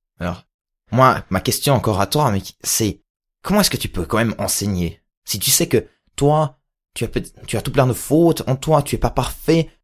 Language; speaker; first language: French; native; French